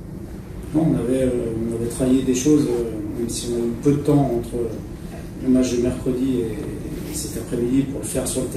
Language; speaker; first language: French; native; French